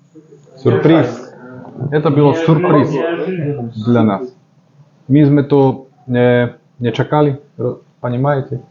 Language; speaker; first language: Russian; non-native, learner; Slovak